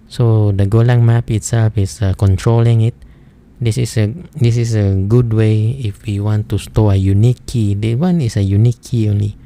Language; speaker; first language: English; non-native, local second language; Filipino